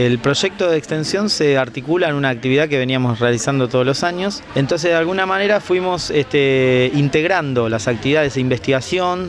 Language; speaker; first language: Spanish; native; Spanish